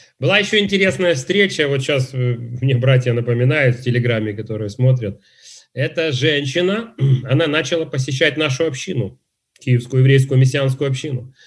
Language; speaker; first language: Russian; native; Russian